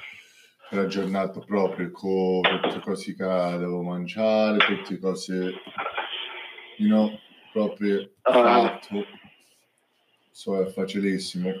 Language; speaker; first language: Italian; early bilingual, heritage; English